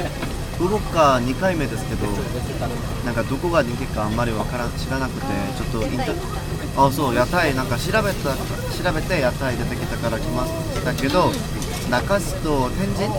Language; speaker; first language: Japanese; non-native, learner; Korean